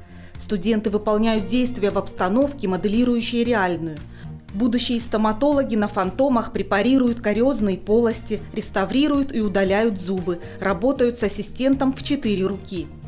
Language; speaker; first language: Russian; native; Russian